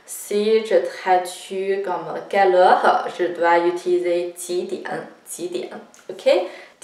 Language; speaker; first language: French; non-native, fluent; Chinese